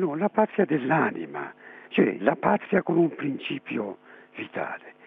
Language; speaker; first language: Italian; non-native, fluent; Persian